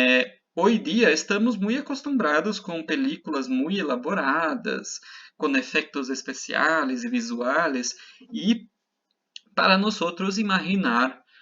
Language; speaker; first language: Spanish; non-native, fluent; Portuguese